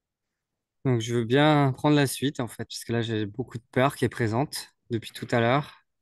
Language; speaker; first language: French; native; French